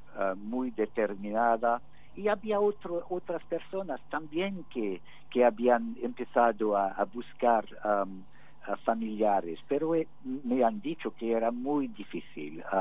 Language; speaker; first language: Spanish; non-native, fluent; English